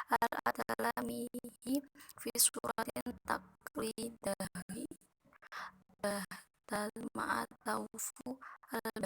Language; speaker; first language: Arabic; non-native, learner; Indonesian